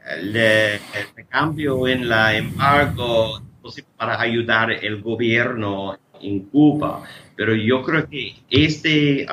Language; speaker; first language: Spanish; non-native, learner; English